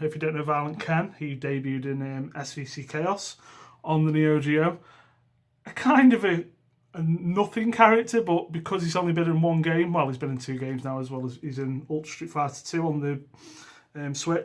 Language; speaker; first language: English; native; English